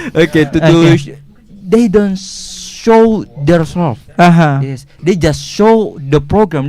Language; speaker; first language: English; non-native, learner; Indonesian